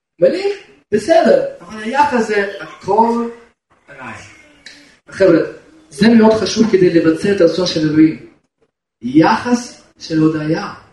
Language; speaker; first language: Hebrew; non-native, fluent; Russian